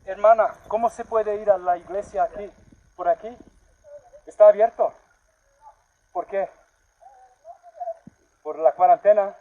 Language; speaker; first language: Spanish; non-native, learner; English